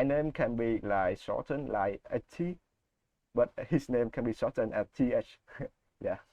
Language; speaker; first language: English; non-native, learner; Vietnamese